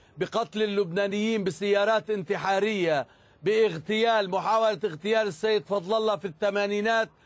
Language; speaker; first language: Arabic; native; Arabic